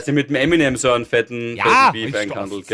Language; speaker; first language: German; native; German